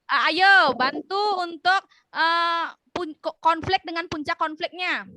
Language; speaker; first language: Indonesian; native; Indonesian